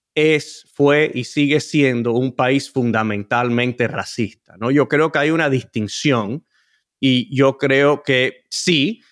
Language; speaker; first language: Spanish; early bilingual, heritage; Spanish